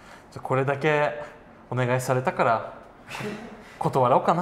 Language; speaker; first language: Japanese; non-native, fluent; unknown